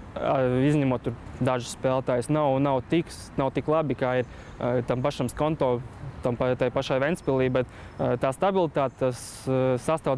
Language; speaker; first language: Latvian; native; Latvian